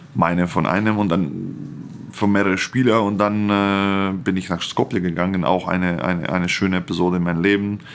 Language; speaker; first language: German; non-native, fluent; Croatian